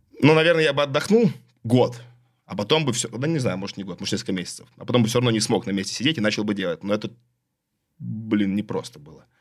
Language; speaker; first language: Russian; native; Russian